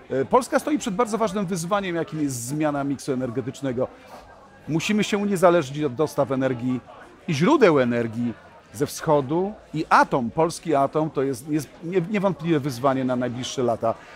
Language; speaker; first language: Polish; native; Polish